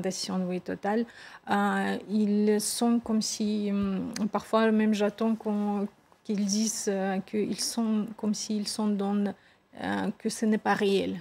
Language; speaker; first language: French; non-native, fluent; Russian